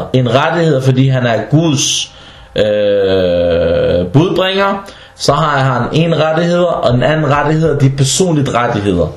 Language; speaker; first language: Danish; non-native, fluent; Arabic